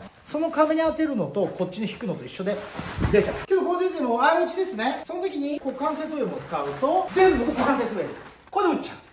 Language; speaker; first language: Japanese; native; Japanese